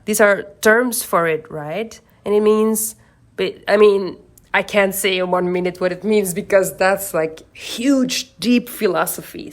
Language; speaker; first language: English; non-native, fluent; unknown